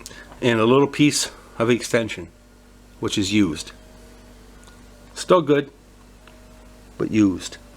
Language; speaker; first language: English; native; English